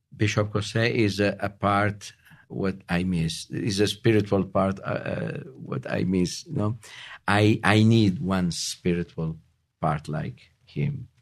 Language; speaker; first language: English; non-native, learner; Italian